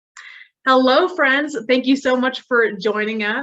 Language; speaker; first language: English; native; English